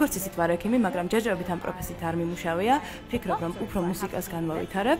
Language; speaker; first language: Georgian; non-native, fluent; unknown